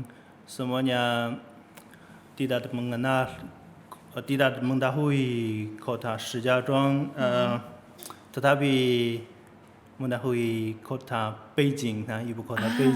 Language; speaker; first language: Indonesian; non-native, learner; Chinese